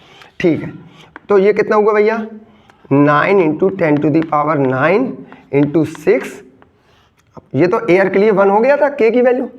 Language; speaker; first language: Hindi; native; Hindi